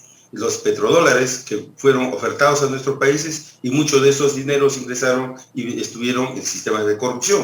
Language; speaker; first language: Spanish; native; Spanish